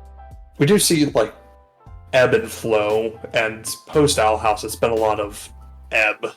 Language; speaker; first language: English; native; English